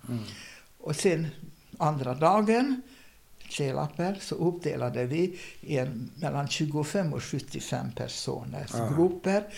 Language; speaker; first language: Swedish; non-native, fluent; Hungarian